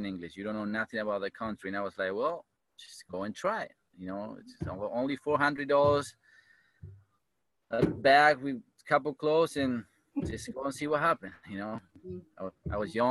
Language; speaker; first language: English; non-native, fluent; Spanish